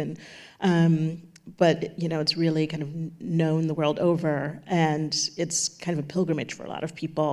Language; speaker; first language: English; native; English